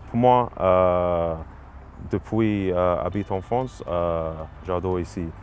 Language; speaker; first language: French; non-native, learner; English